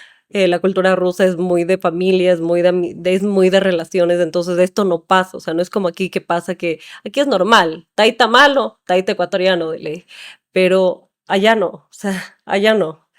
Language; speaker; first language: Spanish; native; Spanish